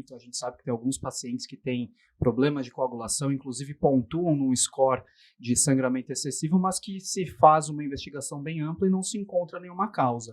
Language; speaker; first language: Portuguese; native; Portuguese